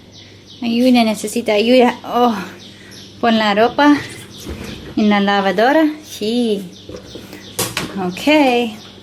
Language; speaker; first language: Spanish; non-native, learner; English